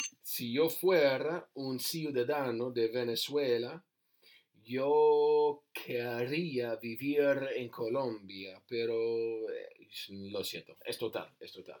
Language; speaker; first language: Spanish; non-native, learner; English